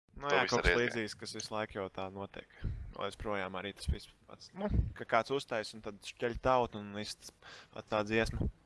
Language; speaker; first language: Latvian; native; Latvian